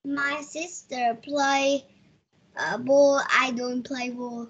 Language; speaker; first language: English; non-native, learner; Vietnamese